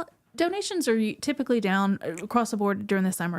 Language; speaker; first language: English; native; English